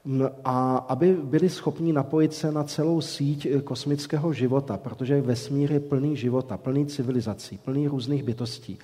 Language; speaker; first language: Czech; native; Czech